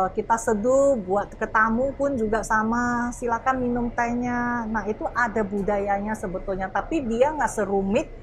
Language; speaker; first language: Indonesian; non-native, fluent; Malay